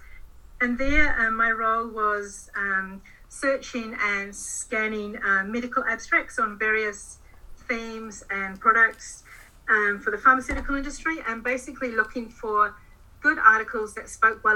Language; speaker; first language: English; native; English